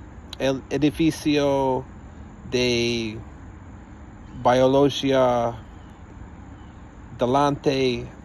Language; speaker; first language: Spanish; non-native, learner; English